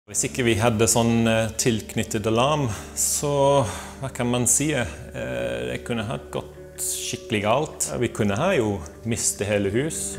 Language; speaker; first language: Norwegian; non-native, fluent; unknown